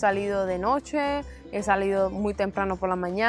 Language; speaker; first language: Spanish; native; Spanish